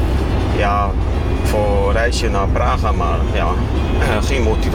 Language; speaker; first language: Dutch; non-native, fluent; Kashubian